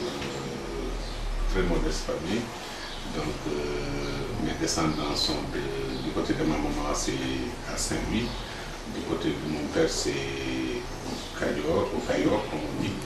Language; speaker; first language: French; non-native, local second language; Wolof